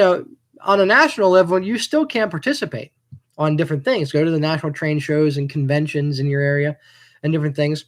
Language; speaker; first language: English; native; English